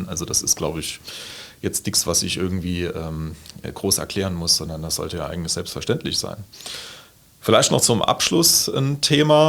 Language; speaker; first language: German; native; German